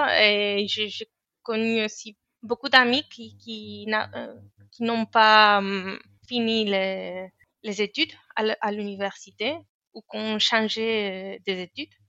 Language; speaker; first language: French; non-native, fluent; Spanish